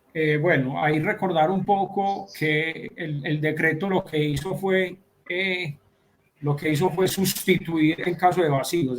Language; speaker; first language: Spanish; native; Spanish